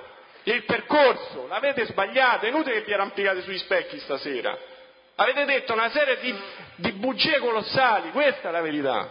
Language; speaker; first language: Italian; native; Italian